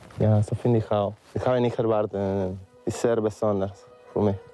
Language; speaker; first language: German; non-native, learner; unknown